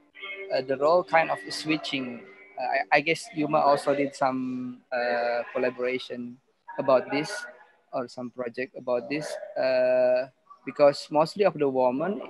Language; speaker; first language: English; non-native, learner; Indonesian